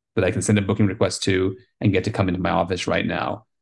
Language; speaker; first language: English; early bilingual, heritage; Spanish